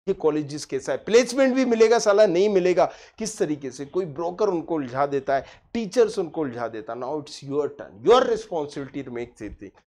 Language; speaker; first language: Hindi; native; Hindi